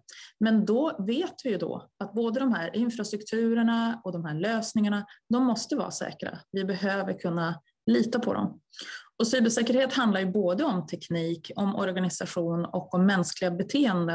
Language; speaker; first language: Swedish; native; Swedish